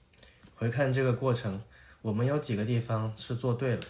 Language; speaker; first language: Chinese; native; Chinese